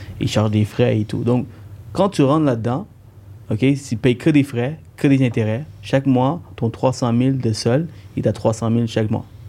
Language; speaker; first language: French; early bilingual, other home language; Tamil